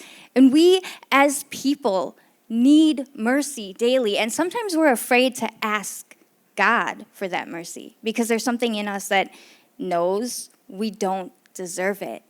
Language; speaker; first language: English; native; English